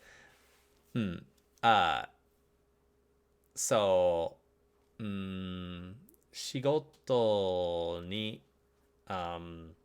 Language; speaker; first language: Japanese; non-native, learner; English